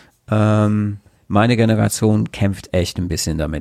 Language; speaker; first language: German; non-native, fluent; English